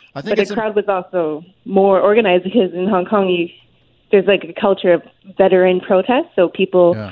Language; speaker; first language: English; non-native, local second language; Cantonese